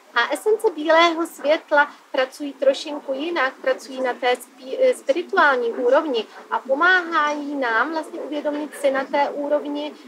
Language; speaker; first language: Czech; native; Czech